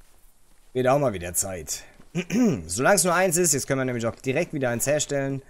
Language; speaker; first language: German; native; German